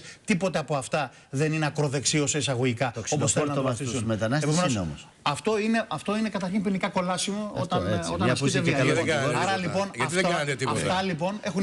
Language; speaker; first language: Greek; native; Greek